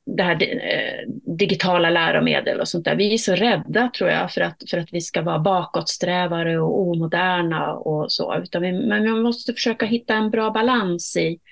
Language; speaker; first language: Swedish; native; Swedish